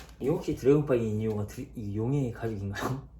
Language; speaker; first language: Korean; native; Korean